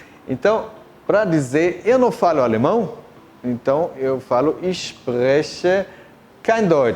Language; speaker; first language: Portuguese; non-native, fluent; German